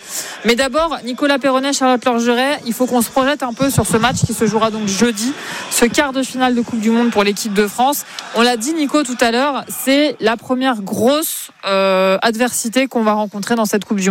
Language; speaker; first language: French; native; French